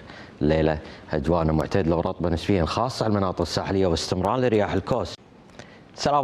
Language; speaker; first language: Arabic; native; Arabic